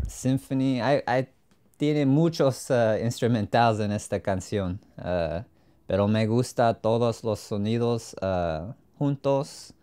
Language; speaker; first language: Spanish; non-native, learner; English